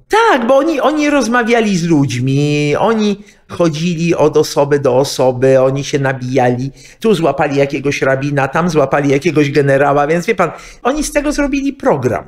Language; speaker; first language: Polish; native; Polish